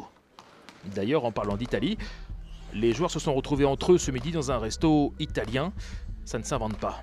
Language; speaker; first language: French; native; French